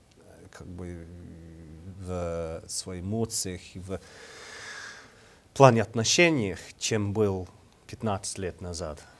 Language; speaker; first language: Russian; non-native, learner; English